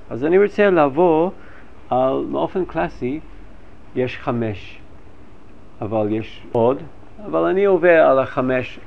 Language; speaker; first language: Hebrew; non-native, fluent; English